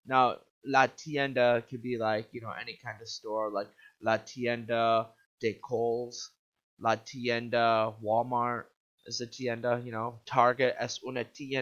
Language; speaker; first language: Spanish; non-native, learner; English